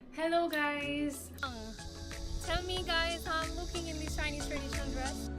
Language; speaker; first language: English; non-native, local second language; Hindi